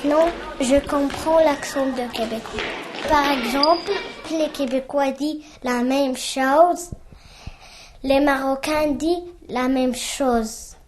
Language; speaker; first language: French; early bilingual, other home language; Arabic